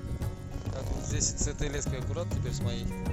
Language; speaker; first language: Russian; native; Russian